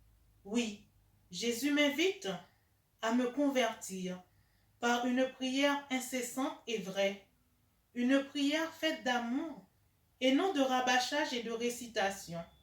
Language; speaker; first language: French; native; French